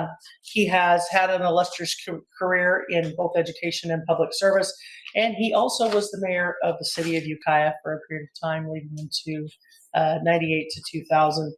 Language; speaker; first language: English; native; English